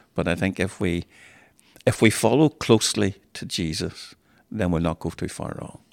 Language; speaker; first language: English; native; English